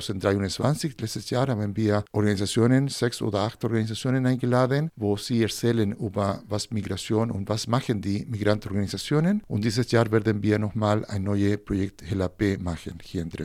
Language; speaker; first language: German; non-native, fluent; Spanish